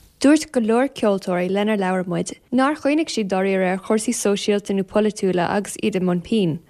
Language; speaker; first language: Irish; native; Irish